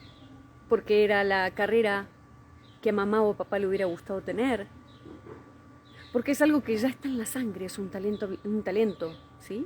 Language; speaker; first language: Spanish; native; Spanish